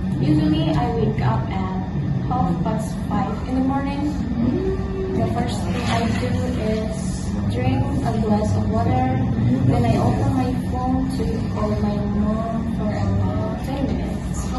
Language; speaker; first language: English; non-native, learner; Indonesian